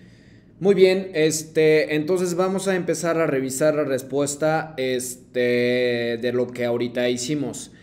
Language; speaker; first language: Spanish; non-native, fluent; Japanese